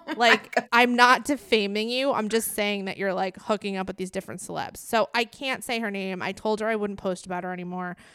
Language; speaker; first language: English; native; English